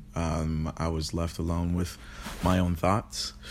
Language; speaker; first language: English; early bilingual, other home language; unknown